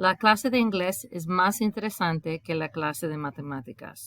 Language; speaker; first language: Spanish; non-native, fluent; English